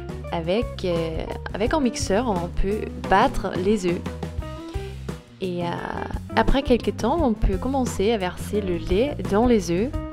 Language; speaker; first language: French; non-native, fluent; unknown